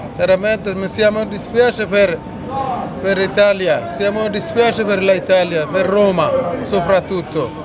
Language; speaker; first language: Italian; non-native, learner; Bangla